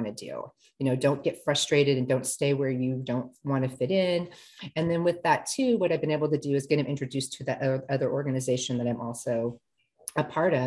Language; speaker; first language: English; native; English